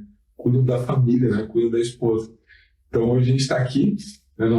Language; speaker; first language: Portuguese; native; Portuguese